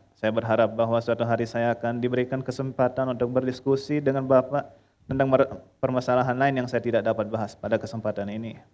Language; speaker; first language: Indonesian; early bilingual, heritage; Indonesian